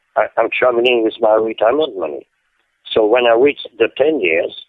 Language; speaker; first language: English; non-native, fluent; French